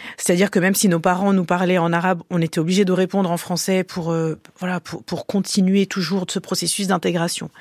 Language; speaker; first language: French; early bilingual, other home language; Arabic